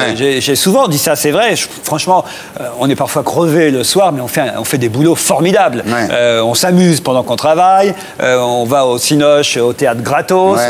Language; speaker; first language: French; native; French